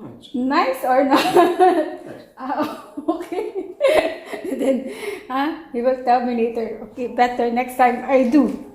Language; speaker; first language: English; non-native, local second language; Filipino